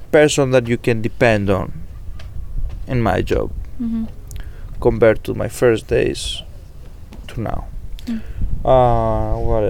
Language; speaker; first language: English; non-native, fluent; Greek